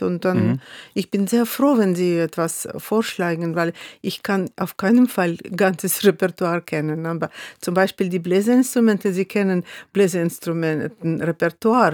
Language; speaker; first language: German; non-native, fluent; Russian